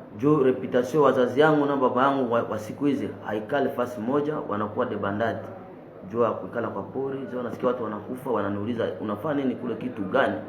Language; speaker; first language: Swahili; non-native, local second language; Nande